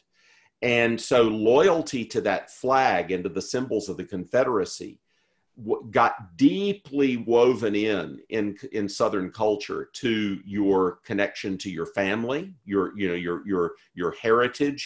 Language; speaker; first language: English; native; English